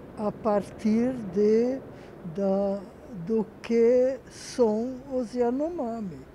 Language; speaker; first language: Portuguese; non-native, fluent; Hungarian